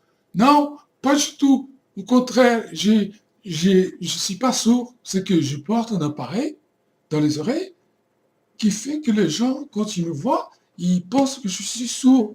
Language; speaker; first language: French; non-native, fluent; Portuguese